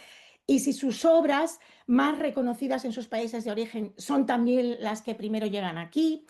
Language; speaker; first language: Spanish; native; Spanish